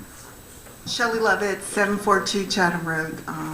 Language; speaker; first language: English; native; English